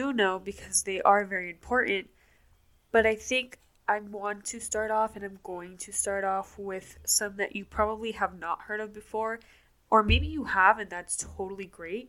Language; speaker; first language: English; native; English